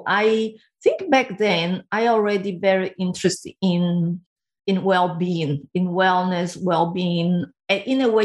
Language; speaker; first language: English; non-native, fluent; Portuguese